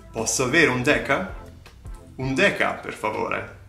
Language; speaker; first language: Italian; native; Italian